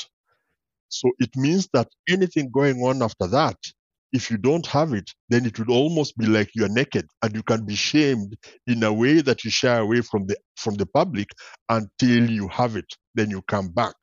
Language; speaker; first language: English; non-native, local second language; Luo (Kenya and Tanzania)